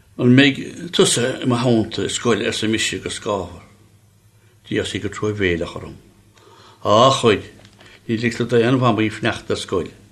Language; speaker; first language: Irish; native; Irish